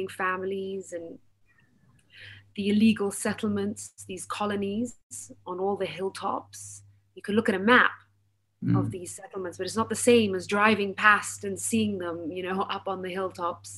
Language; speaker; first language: English; native; English